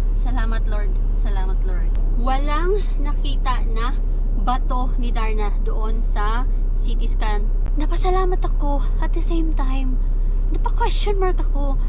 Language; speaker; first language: Filipino; native; Filipino